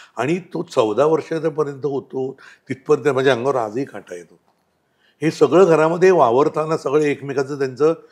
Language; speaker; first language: Marathi; native; Marathi